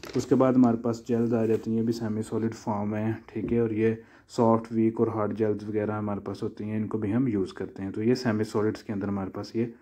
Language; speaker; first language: Urdu; non-native, local second language; Punjabi